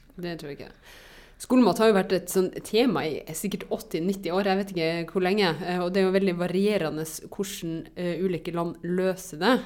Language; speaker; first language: Norwegian; native; Norwegian